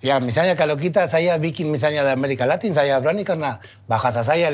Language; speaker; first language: Indonesian; non-native, fluent; Spanish